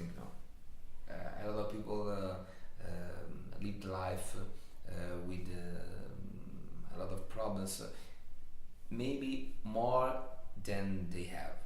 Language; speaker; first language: English; non-native, learner; Italian